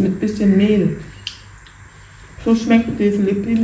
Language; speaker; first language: German; non-native, learner; Filipino